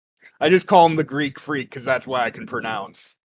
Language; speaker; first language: English; native; English